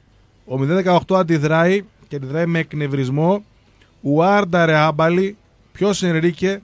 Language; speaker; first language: Greek; native; Greek